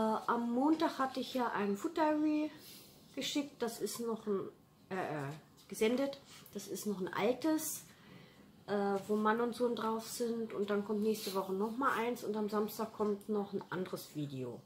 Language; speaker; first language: German; native; German